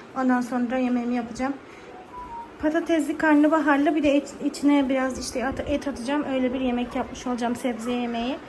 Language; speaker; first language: Turkish; native; Turkish